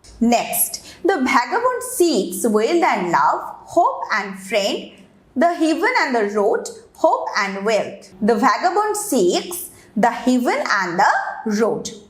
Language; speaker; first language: English; non-native, local second language; Bangla